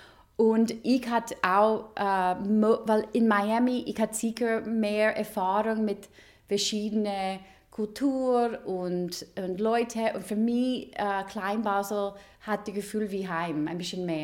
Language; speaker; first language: German; non-native, learner; English